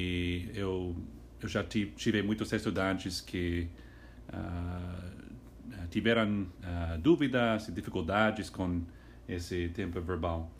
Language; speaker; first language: Portuguese; non-native, fluent; English